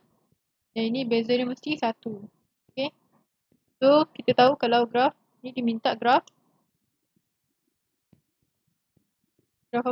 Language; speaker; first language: Malay; native; Malay